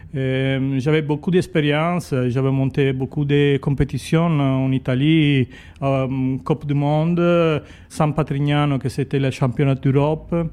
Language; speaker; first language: French; non-native, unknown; Italian